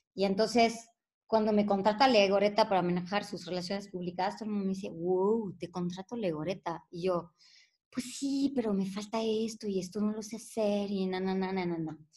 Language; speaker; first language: Spanish; non-native, fluent; French